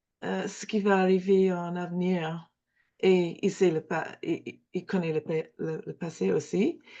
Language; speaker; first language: French; non-native, fluent; English